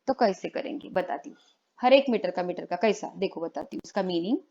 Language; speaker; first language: Hindi; non-native, local second language; Marathi